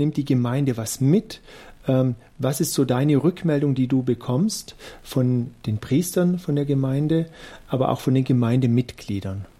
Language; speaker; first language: German; native; German